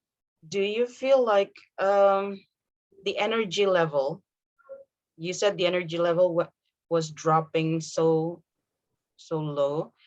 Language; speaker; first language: English; non-native, fluent; Indonesian